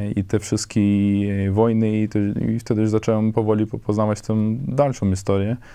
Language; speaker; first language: Polish; non-native, fluent; Hebrew